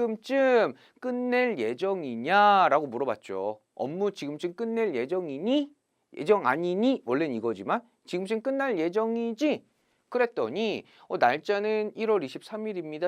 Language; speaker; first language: Korean; native; Korean